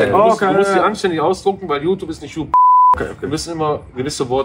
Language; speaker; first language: German; native; German